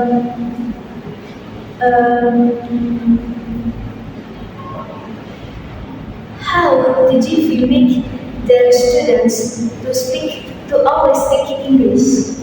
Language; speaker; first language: English; non-native, learner; Indonesian